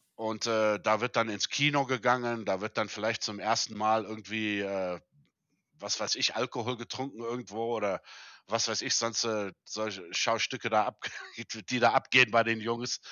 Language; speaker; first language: German; early bilingual, heritage; German